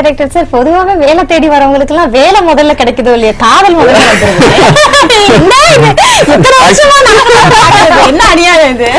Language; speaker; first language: Tamil; native; Tamil